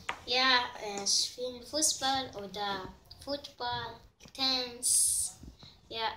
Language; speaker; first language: German; non-native, learner; Arabic